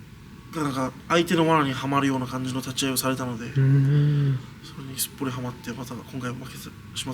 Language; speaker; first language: Japanese; native; Japanese